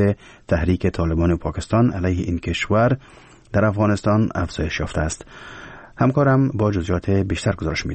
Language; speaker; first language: Persian; native; Persian